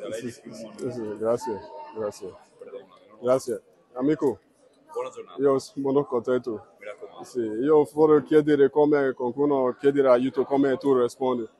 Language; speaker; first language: Italian; non-native, learner; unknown